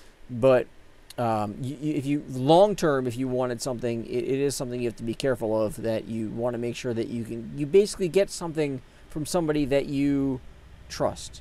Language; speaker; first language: English; native; English